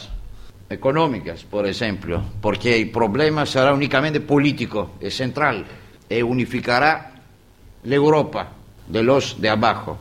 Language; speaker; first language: Spanish; non-native, learner; Greek